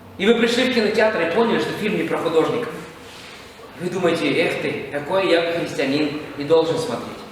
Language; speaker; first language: Russian; native; Russian